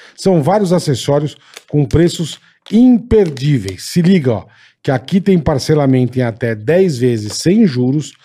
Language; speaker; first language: Portuguese; native; Portuguese